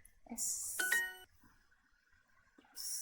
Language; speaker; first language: Spanish; non-native, learner; English